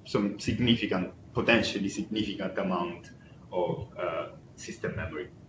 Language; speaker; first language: English; non-native, fluent; Italian